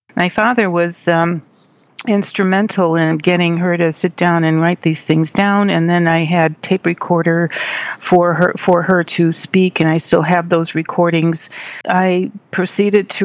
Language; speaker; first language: English; native; English